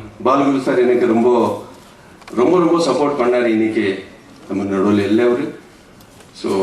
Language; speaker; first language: Tamil; non-native, fluent; Hindi